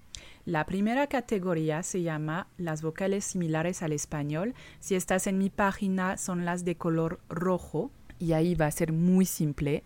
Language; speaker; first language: Spanish; non-native, fluent; French